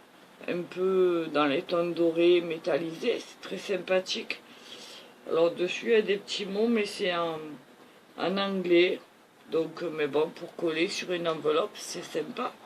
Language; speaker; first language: French; native; French